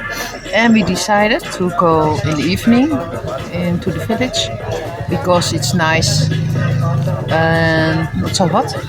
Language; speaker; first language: English; non-native, fluent; Dutch